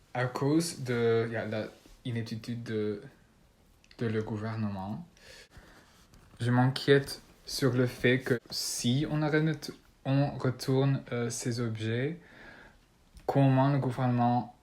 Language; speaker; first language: French; non-native, learner; Dutch